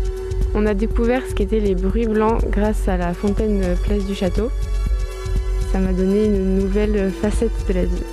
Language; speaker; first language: French; native; French